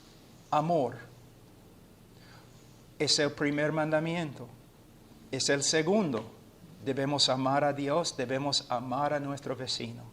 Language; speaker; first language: Spanish; non-native, fluent; English